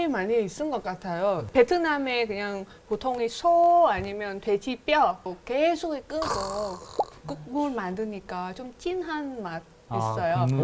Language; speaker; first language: Korean; non-native, fluent; Vietnamese